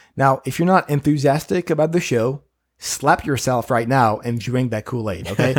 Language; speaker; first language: English; non-native, fluent; French